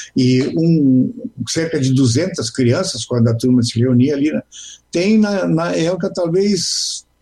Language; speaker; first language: Portuguese; native; Portuguese